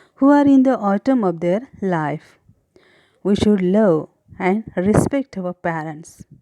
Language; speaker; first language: English; non-native, local second language; Marathi